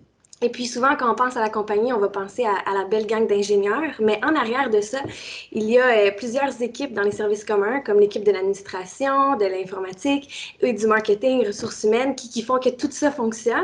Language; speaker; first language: French; native; French